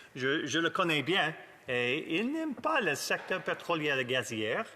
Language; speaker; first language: French; non-native, learner; English